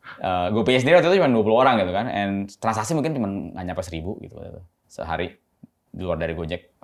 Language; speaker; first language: Indonesian; native; Indonesian